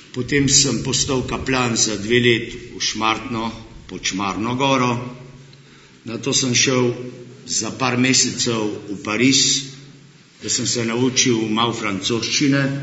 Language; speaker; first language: Slovenian; early bilingual, heritage; Slovenian